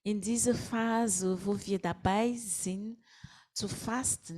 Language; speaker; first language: German; non-native, fluent; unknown